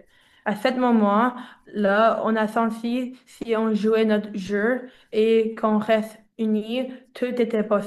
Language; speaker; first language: French; non-native, learner; English